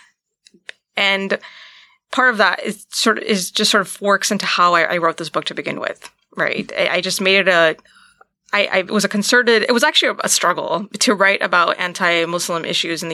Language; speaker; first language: English; native; English